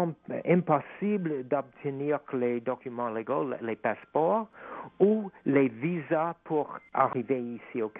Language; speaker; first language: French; non-native, fluent; English